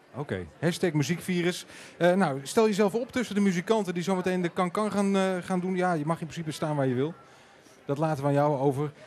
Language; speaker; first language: Dutch; native; Dutch